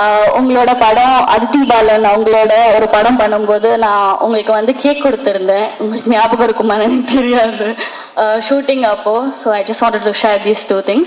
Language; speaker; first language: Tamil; non-native, fluent; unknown